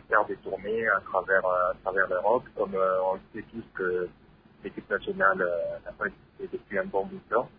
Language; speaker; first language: French; non-native, local second language; Lingala